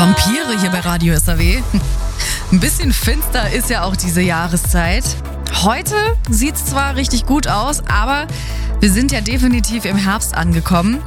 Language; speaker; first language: German; native; German